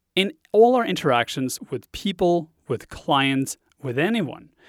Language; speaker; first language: English; non-native, fluent; Norwegian